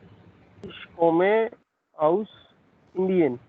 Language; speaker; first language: German; non-native, learner; Hindi